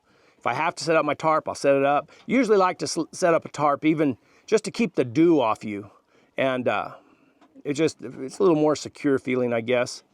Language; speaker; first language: English; native; English